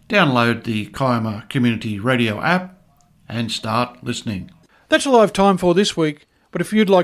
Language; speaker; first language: English; native; English